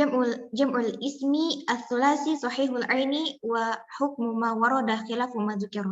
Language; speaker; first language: Arabic; non-native, learner; Indonesian